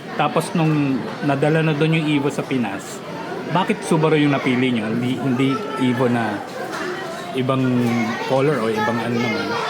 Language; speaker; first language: Filipino; native; Filipino